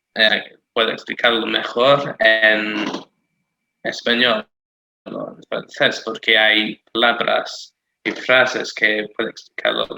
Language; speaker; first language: Spanish; non-native, fluent; English